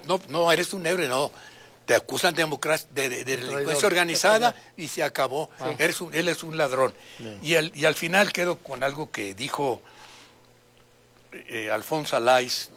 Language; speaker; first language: Spanish; native; Spanish